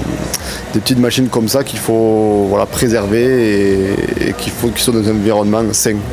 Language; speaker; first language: French; native; French